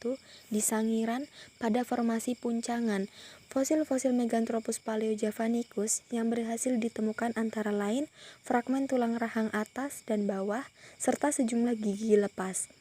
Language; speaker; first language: Indonesian; native; Indonesian